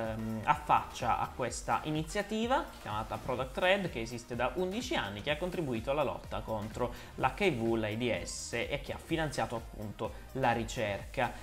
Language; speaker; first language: Italian; native; Italian